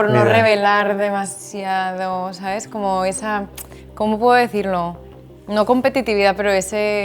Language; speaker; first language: Spanish; native; Spanish